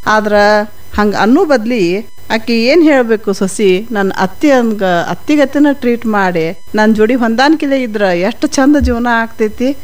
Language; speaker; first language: Kannada; native; Kannada